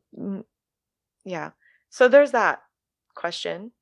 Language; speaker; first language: English; early bilingual, other home language; French